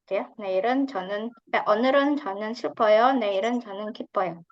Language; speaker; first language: Korean; non-native, fluent; Indonesian